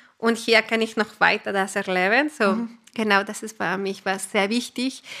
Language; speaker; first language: German; non-native, fluent; Spanish